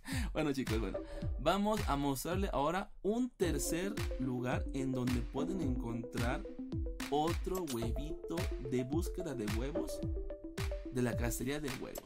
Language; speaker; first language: Spanish; native; Spanish